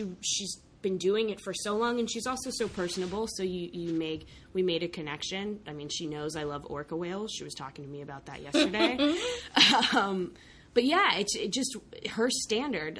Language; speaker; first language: English; native; English